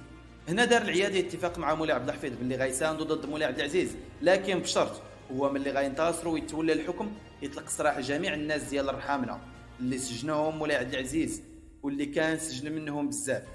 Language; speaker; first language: Arabic; native; Arabic